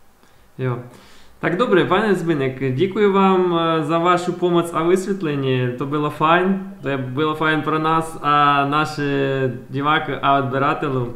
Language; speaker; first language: Czech; non-native, learner; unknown